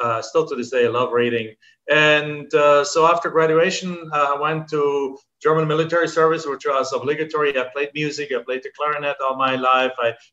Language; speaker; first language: English; non-native, fluent; German